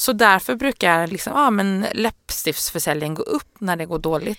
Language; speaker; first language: Swedish; native; Swedish